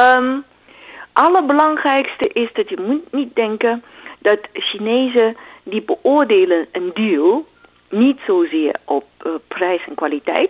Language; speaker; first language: Dutch; non-native, fluent; Chinese